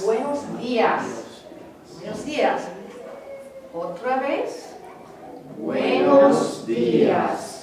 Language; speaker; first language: Spanish; non-native, fluent; English